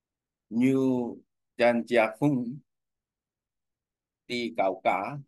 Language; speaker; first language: Vietnamese; non-native, learner; Korean